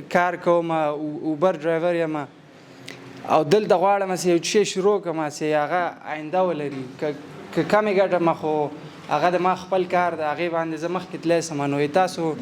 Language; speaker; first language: Pashto; early bilingual, heritage; Pashto